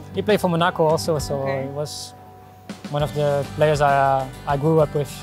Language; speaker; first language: English; non-native, learner; French